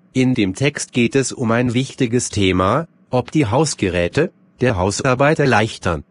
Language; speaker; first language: German; non-native, fluent; Arabic